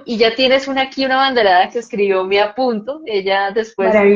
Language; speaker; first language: Spanish; native; Spanish